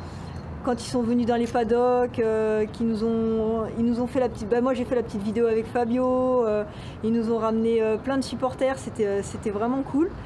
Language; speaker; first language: French; native; French